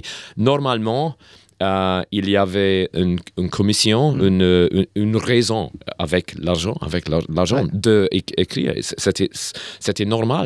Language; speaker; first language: French; non-native, learner; English